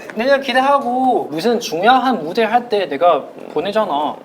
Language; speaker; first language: Korean; non-native, fluent; Chinese